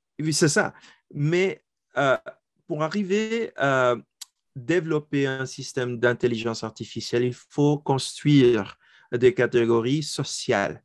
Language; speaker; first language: French; non-native, local second language; English